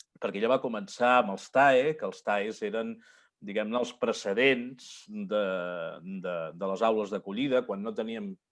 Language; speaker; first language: Catalan; native; Catalan